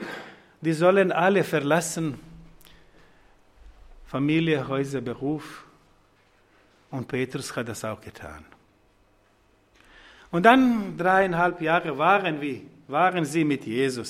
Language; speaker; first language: German; non-native, fluent; Croatian